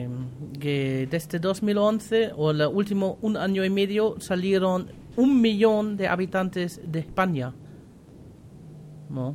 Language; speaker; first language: Spanish; non-native, fluent; German